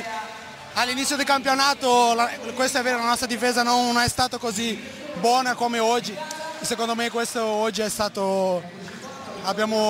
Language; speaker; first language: Italian; non-native, fluent; Portuguese